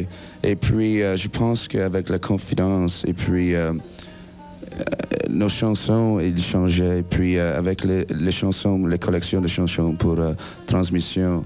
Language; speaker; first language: French; non-native, learner; English